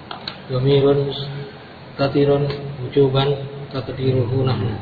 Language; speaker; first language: Arabic; non-native, learner; Indonesian